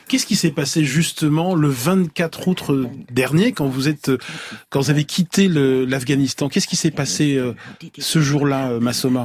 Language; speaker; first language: French; native; French